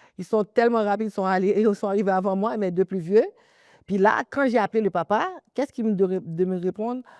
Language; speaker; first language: French; early bilingual, other home language; Haitian Creole